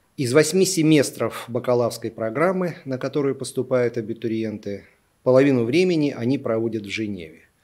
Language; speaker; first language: Russian; native; Russian